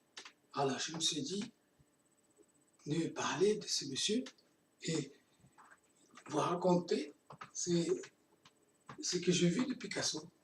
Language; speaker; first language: French; non-native, fluent; Portuguese